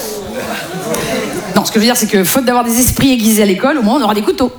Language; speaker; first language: French; native; French